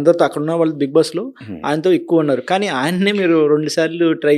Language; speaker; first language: Telugu; native; Telugu